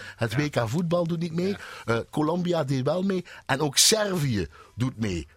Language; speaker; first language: Dutch; native; Dutch